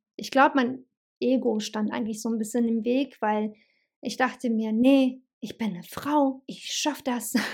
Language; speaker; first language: German; early bilingual, other home language; Bosnian